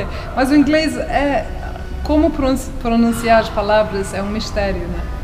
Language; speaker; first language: Portuguese; early bilingual, heritage; Portuguese